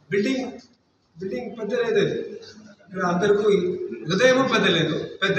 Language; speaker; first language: Telugu; non-native, learner; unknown